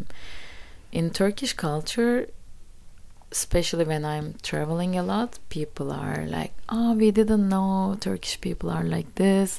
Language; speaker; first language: English; non-native, fluent; Turkish